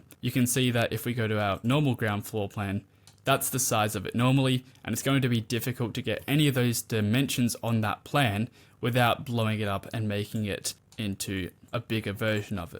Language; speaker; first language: English; native; English